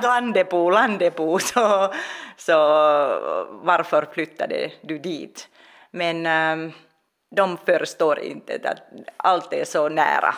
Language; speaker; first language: Swedish; non-native, local second language; Finnish